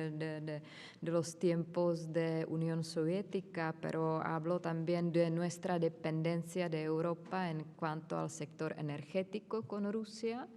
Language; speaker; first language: Spanish; non-native, fluent; Czech